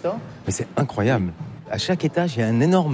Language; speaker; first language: French; native; French